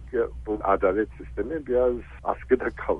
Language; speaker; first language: Turkish; non-native, fluent; English